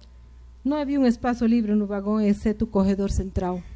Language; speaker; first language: Portuguese; non-native, fluent; Spanish